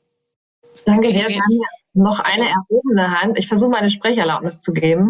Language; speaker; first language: German; native; German